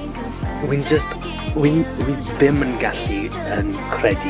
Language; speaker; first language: Welsh; non-native, learner; English